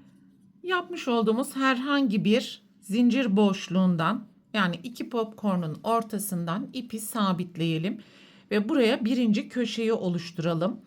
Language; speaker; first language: Turkish; native; Turkish